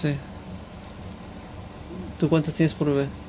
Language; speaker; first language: Spanish; native; Spanish